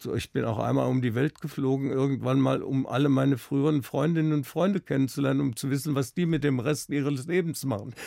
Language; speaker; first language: German; native; German